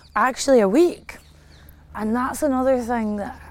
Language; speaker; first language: English; native; English